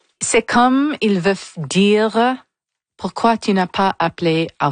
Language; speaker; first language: French; non-native, local second language; English